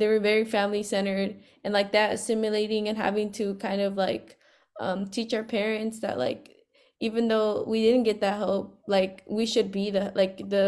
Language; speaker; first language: English; native; English